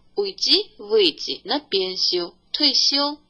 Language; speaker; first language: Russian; non-native, fluent; Chinese